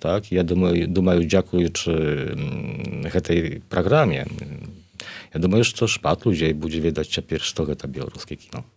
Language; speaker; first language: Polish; non-native, learner; Belarusian